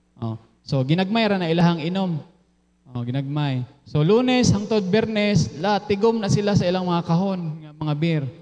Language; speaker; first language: Cebuano; non-native, local second language; Filipino